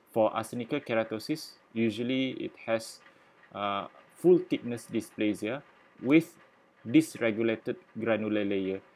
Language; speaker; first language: English; non-native, local second language; Malay